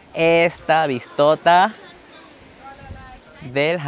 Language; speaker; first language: Spanish; native; Spanish